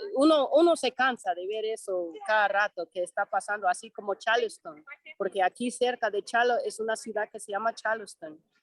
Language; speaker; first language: Spanish; non-native, fluent; English